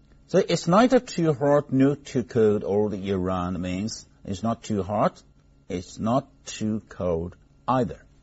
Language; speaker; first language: English; non-native, fluent; Chinese